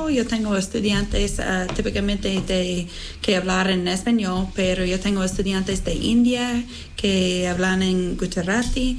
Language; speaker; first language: Spanish; non-native, learner; English